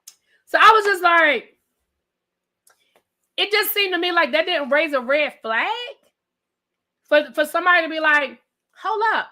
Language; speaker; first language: English; native; English